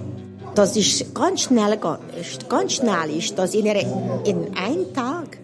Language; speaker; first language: German; non-native, learner; Hungarian